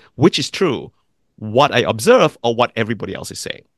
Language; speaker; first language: English; non-native, local second language; Chinese